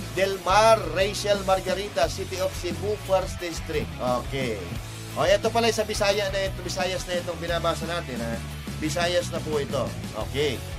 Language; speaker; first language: Filipino; non-native, local second language; Iloko